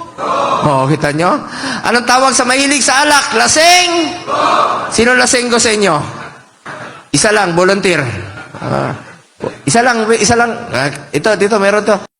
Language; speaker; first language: Filipino; non-native, local second language; Cebuano